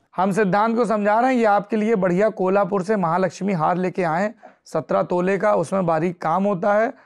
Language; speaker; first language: Hindi; native; Hindi